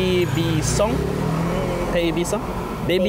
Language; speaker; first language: Korean; non-native, learner; English